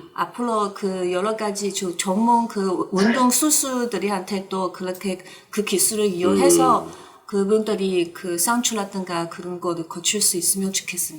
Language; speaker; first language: Korean; non-native, learner; Chinese